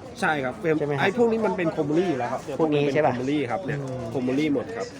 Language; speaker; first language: Thai; native; Thai